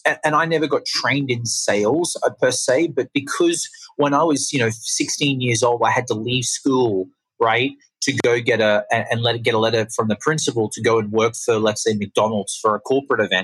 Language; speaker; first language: English; native; English